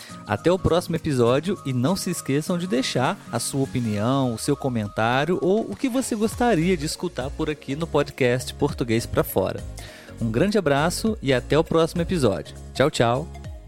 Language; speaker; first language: Portuguese; native; Portuguese